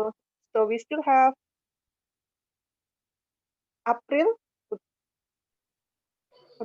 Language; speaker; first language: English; non-native, fluent; Indonesian